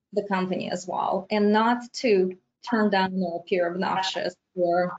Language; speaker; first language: English; non-native, fluent; Romanian